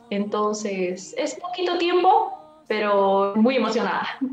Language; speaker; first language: Spanish; native; Spanish